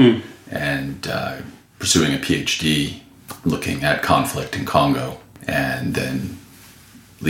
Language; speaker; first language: English; native; English